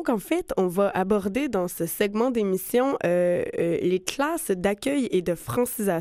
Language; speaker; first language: French; native; French